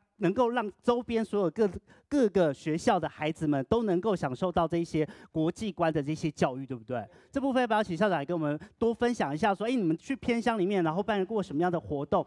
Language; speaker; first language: Chinese; native; Chinese